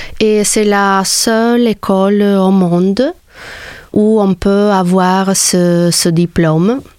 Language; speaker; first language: French; non-native, fluent; Italian